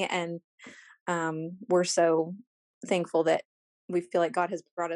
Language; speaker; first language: English; native; English